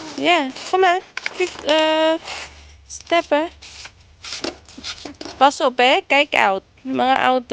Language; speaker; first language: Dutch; non-native, learner; Filipino